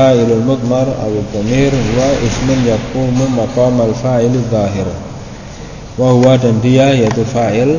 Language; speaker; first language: Arabic; non-native, fluent; Indonesian